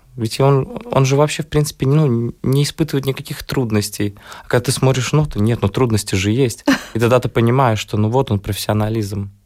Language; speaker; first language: Russian; native; Russian